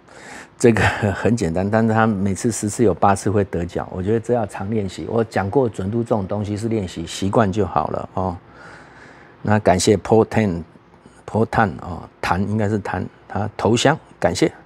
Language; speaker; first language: Chinese; native; Chinese